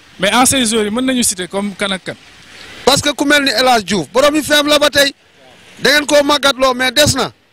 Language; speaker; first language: Wolof; non-native, local second language; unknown